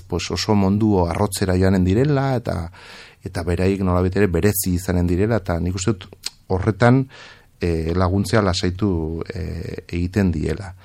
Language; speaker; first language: Basque; non-native, local second language; Spanish